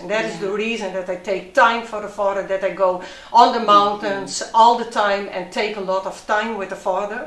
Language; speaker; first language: English; non-native, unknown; Dutch